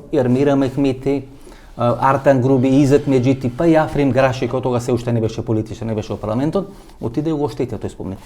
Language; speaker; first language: Macedonian; native; Macedonian